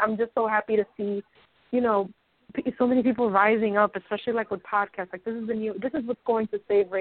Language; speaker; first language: English; early bilingual, other home language; Spanish